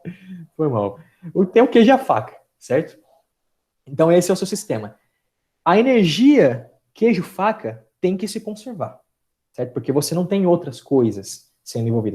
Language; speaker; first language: Portuguese; native; Portuguese